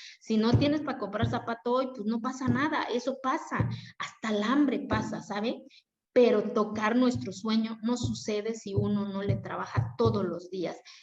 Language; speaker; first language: Spanish; non-native, local second language; Zapotec